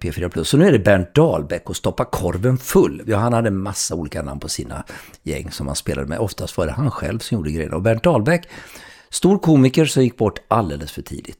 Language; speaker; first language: Swedish; native; Swedish